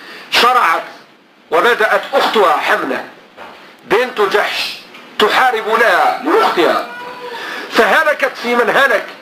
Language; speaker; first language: Arabic; native; Arabic